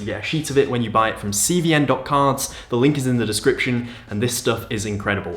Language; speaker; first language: English; native; English